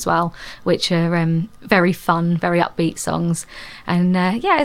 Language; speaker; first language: English; native; English